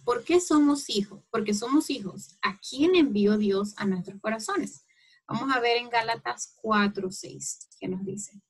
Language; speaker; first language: Spanish; native; Spanish